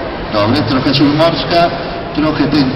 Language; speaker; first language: Polish; non-native, learner; Spanish